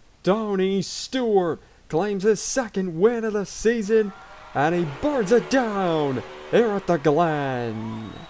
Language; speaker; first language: English; native; English